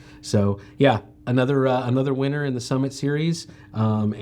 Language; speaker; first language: English; native; English